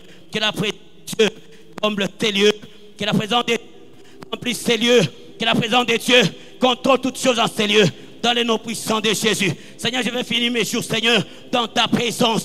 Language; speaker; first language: French; non-native, local second language; Lingala